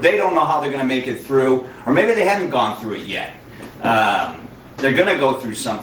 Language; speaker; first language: English; native; English